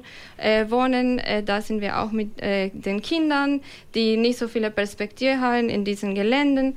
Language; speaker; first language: German; non-native, fluent; Spanish